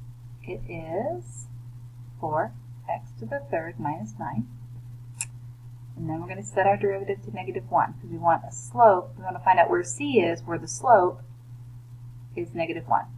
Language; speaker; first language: English; native; English